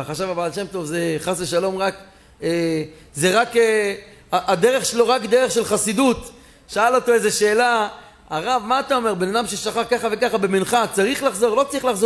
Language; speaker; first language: Hebrew; native; Hebrew